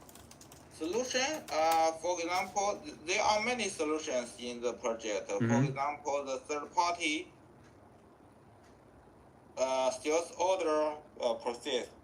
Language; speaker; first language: English; non-native, learner; Chinese